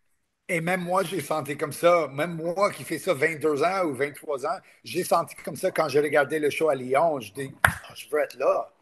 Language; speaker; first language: French; non-native, local second language; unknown